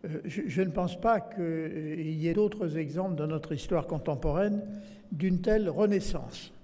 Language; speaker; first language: French; native; French